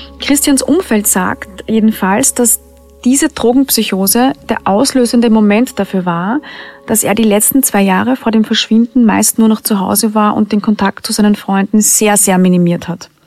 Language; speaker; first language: German; native; German